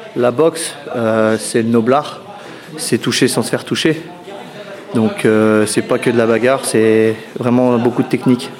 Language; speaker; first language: French; native; French